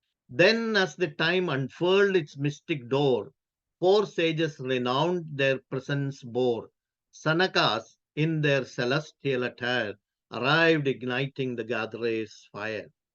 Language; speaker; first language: English; non-native, local second language; Malayalam